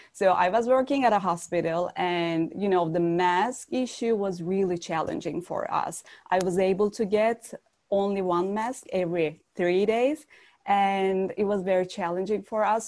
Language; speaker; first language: English; non-native, fluent; Turkish